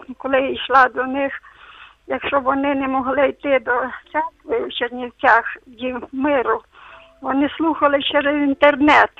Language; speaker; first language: Ukrainian; native; Ukrainian